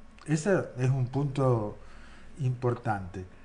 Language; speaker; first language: Spanish; native; Spanish